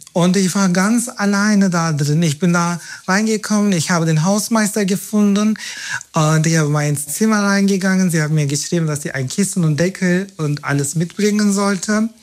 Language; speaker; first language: German; non-native, fluent; Turkish